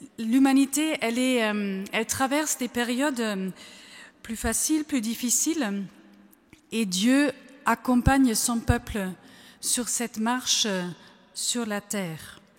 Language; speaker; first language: French; non-native, fluent; German